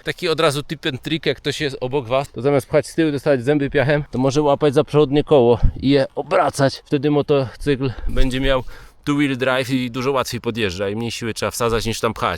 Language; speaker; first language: Polish; native; Polish